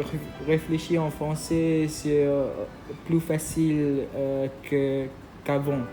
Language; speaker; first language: French; non-native, learner; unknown